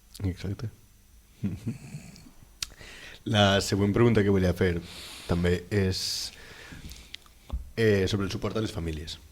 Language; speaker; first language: Catalan; native; Catalan